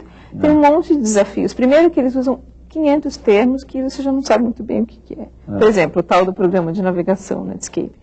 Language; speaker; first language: Portuguese; native; Portuguese